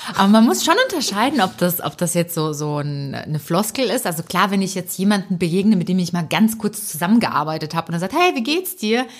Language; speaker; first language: German; early bilingual, other home language; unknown